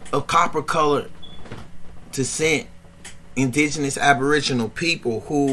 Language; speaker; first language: English; native; English